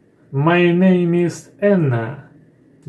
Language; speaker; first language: English; non-native, learner; Russian